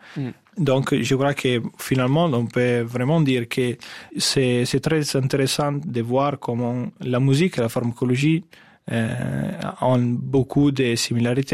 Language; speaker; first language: French; non-native, fluent; Italian